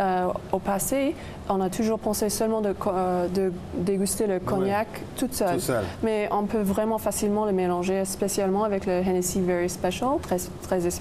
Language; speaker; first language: French; non-native, local second language; English